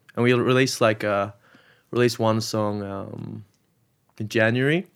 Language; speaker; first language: English; native; English